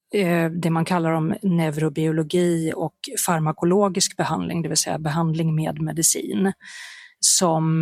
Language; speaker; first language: Swedish; native; Swedish